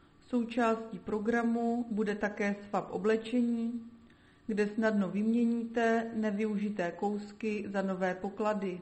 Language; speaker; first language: Czech; native; Czech